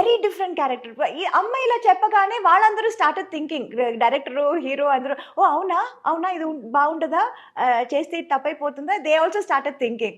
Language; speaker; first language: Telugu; non-native, local second language; Tamil